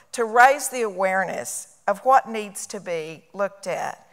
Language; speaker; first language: English; native; English